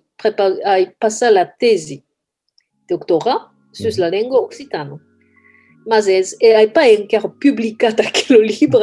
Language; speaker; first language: French; non-native, fluent; Japanese